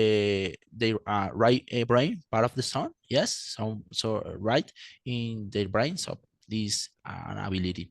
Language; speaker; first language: English; non-native, fluent; Spanish